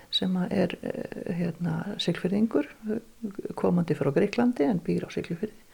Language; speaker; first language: Icelandic; native; Icelandic